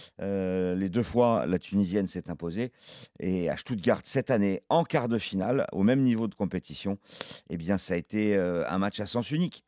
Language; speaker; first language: French; native; French